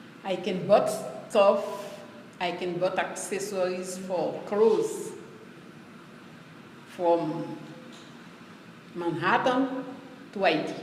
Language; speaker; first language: English; non-native, learner; Haitian Creole